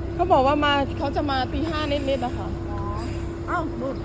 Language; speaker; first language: Thai; non-native, local second language; Northern Khmer